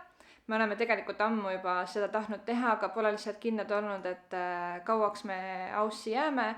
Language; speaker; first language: Estonian; native; Estonian